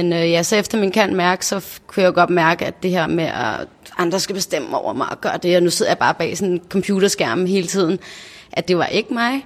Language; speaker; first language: Danish; native; Danish